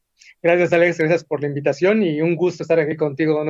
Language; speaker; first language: Spanish; native; Spanish